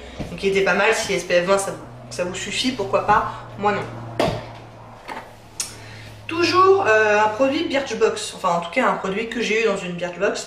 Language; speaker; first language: French; native; French